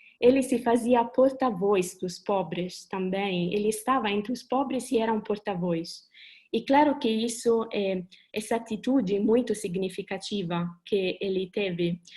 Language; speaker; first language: Portuguese; non-native, fluent; Italian